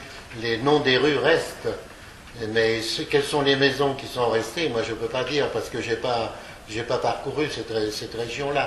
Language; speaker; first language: French; early bilingual, other home language; Polish